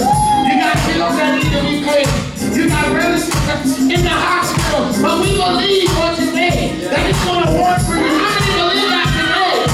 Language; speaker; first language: English; native; English